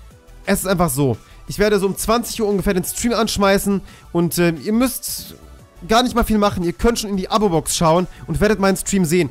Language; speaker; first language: German; native; German